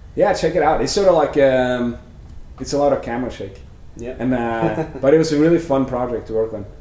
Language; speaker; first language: English; non-native, fluent; Norwegian